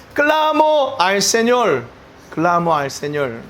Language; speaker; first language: Spanish; non-native, learner; Korean